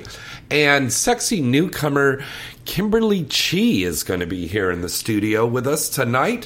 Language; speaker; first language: English; native; English